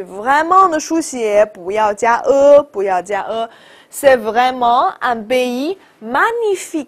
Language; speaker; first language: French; non-native, fluent; Chinese